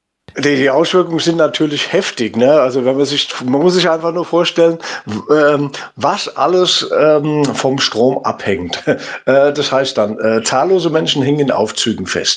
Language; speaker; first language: German; native; German